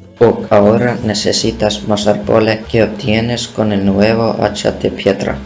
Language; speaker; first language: Spanish; non-native, learner; Icelandic